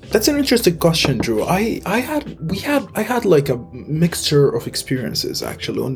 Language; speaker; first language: English; non-native, fluent; Arabic